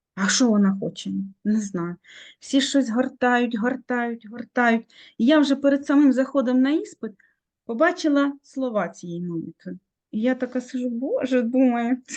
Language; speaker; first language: Ukrainian; native; Ukrainian